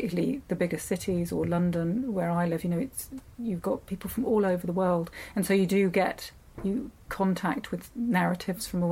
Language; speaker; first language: English; native; English